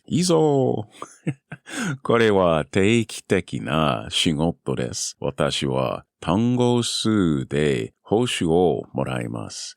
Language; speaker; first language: Japanese; non-native, learner; English